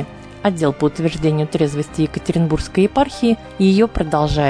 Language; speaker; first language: Russian; native; Russian